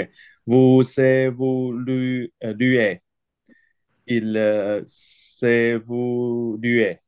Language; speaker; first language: French; non-native, learner; Chinese